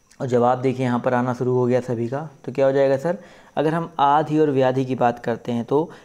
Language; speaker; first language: Hindi; native; Hindi